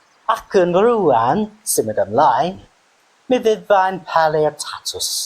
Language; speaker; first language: Welsh; non-native, learner; English